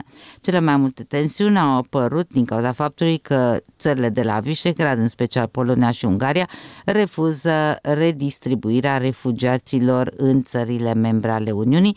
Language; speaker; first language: Romanian; native; Romanian